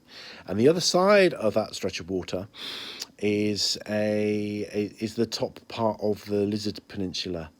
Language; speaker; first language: English; native; English